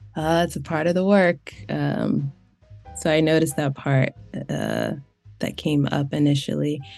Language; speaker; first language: English; native; English